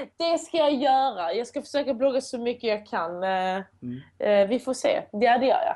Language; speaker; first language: Swedish; early bilingual, other home language; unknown